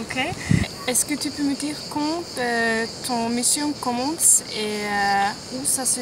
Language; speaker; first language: French; non-native, learner; Icelandic